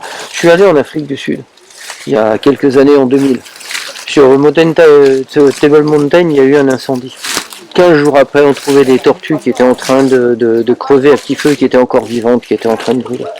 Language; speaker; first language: French; native; French